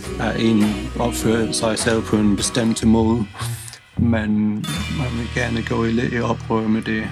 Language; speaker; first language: Danish; non-native, fluent; English